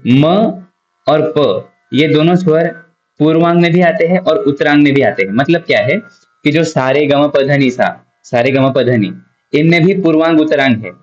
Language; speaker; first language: Hindi; non-native, local second language; Marathi